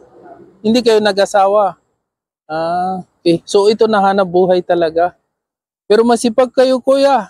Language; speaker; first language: Filipino; non-native, learner; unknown